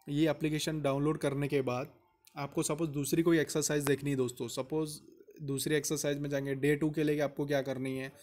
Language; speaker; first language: Hindi; native; Hindi